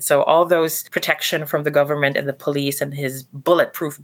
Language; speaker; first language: English; non-native, local second language; Cebuano